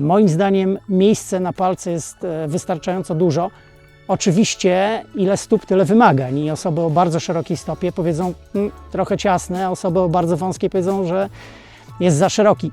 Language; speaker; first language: Polish; native; Polish